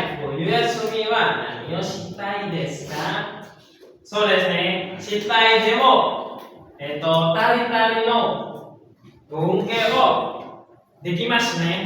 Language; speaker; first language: Japanese; non-native, fluent; Indonesian